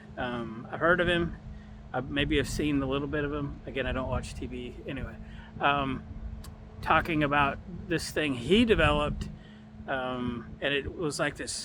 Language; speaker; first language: English; native; English